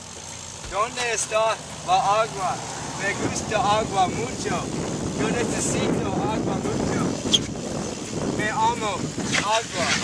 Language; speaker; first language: Spanish; non-native, learner; English